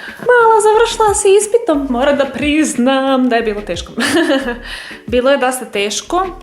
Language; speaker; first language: Serbian; native; Serbian